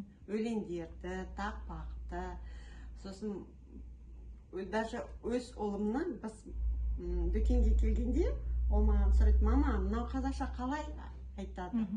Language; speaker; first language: Kazakh; non-native, local second language; Russian